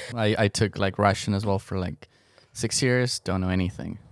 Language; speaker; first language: English; non-native, fluent; Estonian